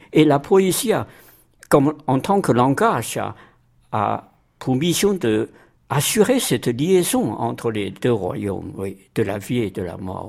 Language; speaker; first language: French; non-native, fluent; Chinese